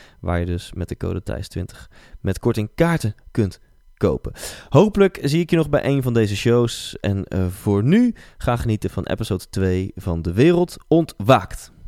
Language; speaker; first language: Dutch; native; Dutch